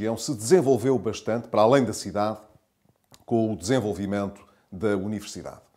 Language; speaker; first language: Portuguese; native; Portuguese